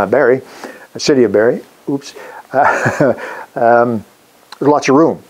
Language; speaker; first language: English; native; English